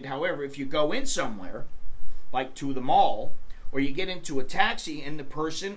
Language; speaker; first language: English; native; English